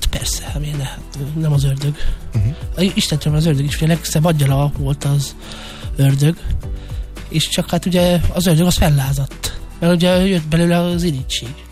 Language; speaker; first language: Hungarian; native; Hungarian